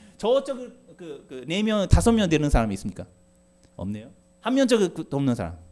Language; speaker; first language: Korean; non-native, fluent; Japanese